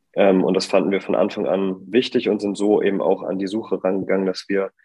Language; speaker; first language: German; native; German